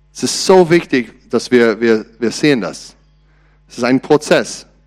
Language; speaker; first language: German; non-native, learner; English